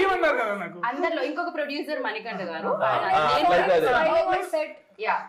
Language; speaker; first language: Telugu; native; Telugu